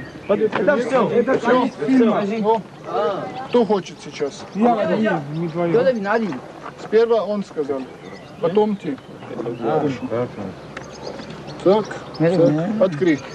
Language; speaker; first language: Russian; non-native, learner; French